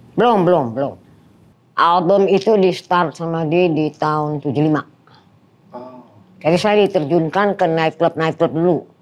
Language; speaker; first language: Indonesian; non-native, fluent; Dutch